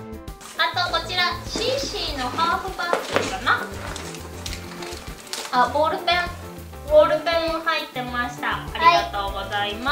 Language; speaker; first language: Japanese; native; Japanese